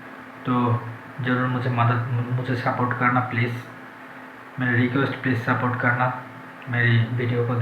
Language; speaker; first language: Hindi; non-native, learner; Bangla